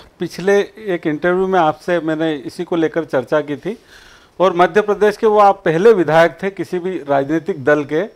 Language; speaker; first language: Hindi; native; Hindi